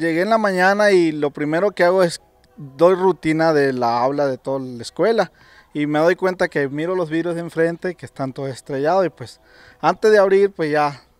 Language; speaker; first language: Spanish; native; Spanish